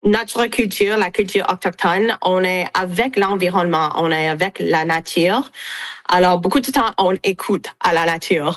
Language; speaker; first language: French; non-native, local second language; English